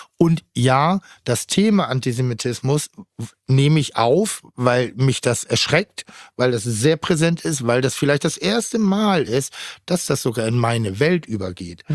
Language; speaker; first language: German; native; German